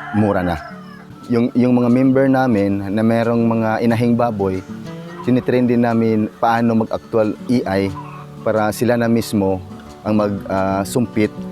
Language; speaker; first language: Filipino; non-native, local second language; Waray